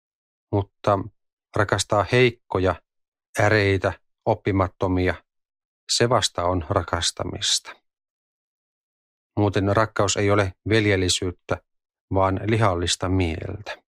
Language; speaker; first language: Finnish; native; Finnish